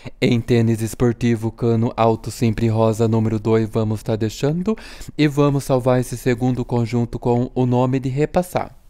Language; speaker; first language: Portuguese; native; Portuguese